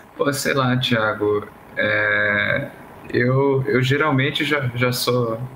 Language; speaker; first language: Portuguese; native; Portuguese